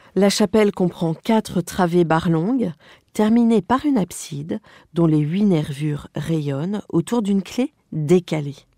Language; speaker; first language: French; native; French